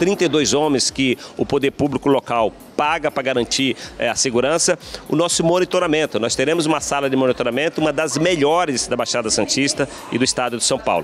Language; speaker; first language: Portuguese; native; Portuguese